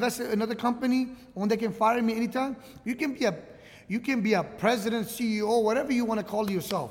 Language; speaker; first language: English; early bilingual, other home language; Arabic